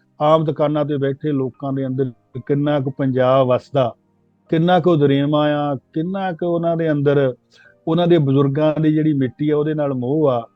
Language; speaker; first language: Punjabi; native; Punjabi